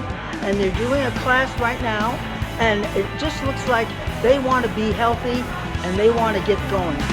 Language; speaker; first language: English; native; English